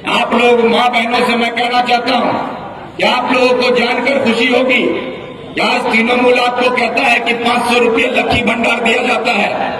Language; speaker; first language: Hindi; non-native, local second language; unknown